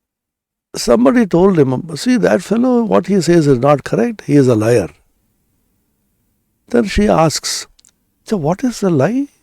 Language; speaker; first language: English; non-native, local second language; Bangla